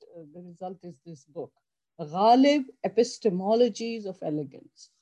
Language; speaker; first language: English; non-native, local second language; Urdu